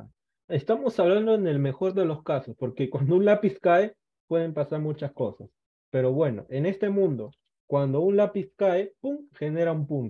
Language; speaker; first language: Spanish; native; Spanish